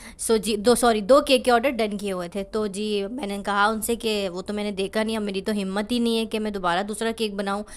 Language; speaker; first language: Urdu; native; Urdu